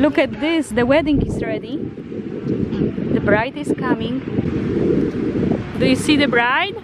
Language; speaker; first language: English; non-native, learner; Polish